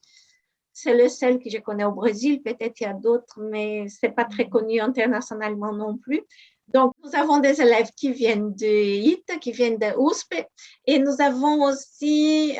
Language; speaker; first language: French; non-native, fluent; Portuguese